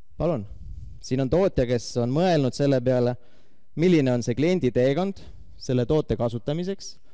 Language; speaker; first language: Estonian; native; Estonian